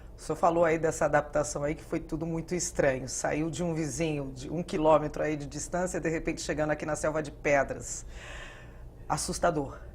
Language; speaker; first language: Portuguese; native; Portuguese